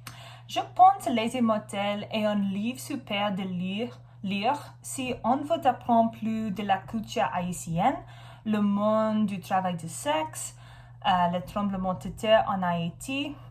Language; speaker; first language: French; non-native, learner; English